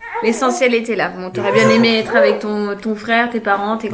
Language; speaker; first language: French; native; French